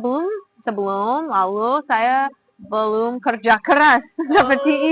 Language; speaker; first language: Indonesian; non-native, fluent; English